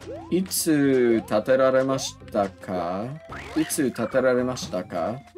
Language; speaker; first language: Japanese; non-native, learner; English